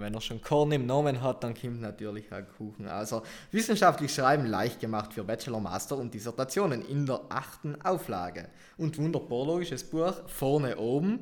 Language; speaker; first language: German; native; German